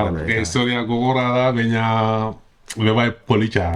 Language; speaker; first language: Basque; non-native, learner; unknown